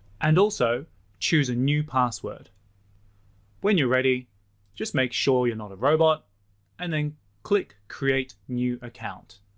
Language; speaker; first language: English; native; English